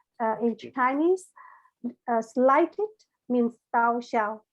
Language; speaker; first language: English; non-native, learner; Chinese